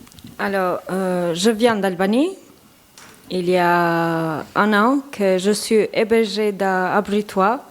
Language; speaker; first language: French; non-native, learner; Albanian